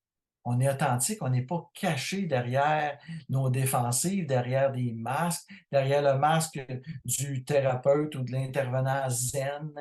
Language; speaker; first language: French; native; French